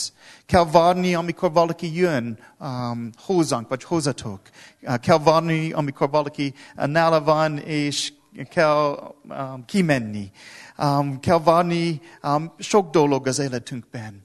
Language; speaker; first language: Hungarian; non-native, learner; English